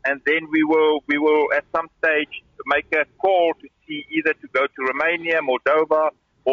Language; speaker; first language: English; non-native, local second language; Afrikaans